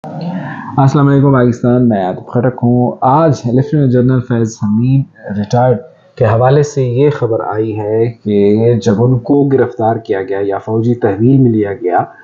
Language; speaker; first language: Urdu; non-native, local second language; Pashto